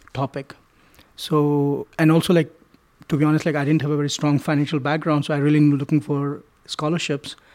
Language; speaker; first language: English; non-native, local second language; Hindi